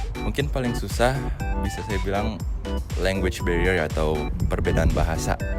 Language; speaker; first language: Indonesian; native; Indonesian